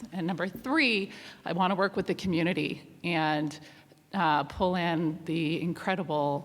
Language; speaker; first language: English; non-native, fluent; German